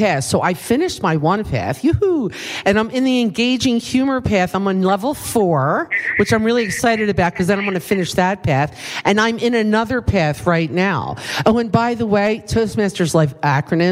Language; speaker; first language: English; native; English